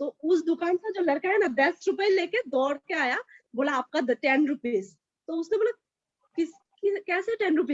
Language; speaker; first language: Hindi; native; Hindi